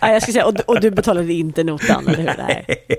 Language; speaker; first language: Swedish; native; Swedish